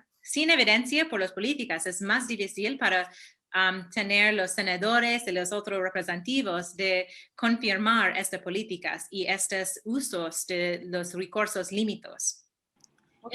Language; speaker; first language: Spanish; early bilingual, heritage; Spanish